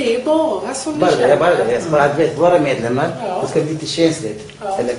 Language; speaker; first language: Swedish; non-native, learner; Arabic